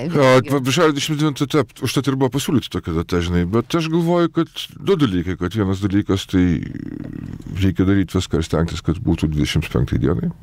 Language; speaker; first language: Lithuanian; native; Lithuanian